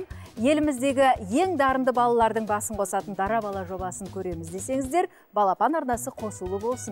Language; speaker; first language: Kazakh; native; Kazakh